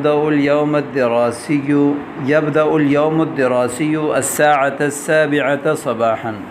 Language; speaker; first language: Arabic; non-native, fluent; Urdu